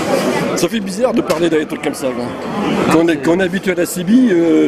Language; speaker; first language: French; native; French